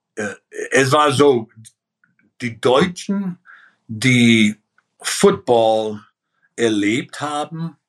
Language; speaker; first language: German; early bilingual, heritage; German